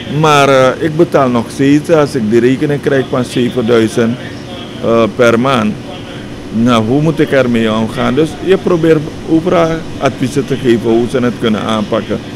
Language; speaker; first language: Dutch; native; Dutch